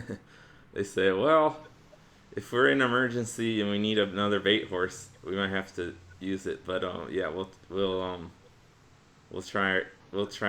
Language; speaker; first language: English; native; English